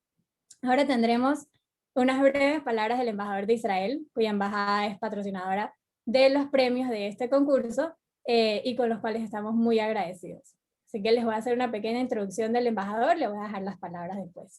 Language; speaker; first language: Spanish; native; Spanish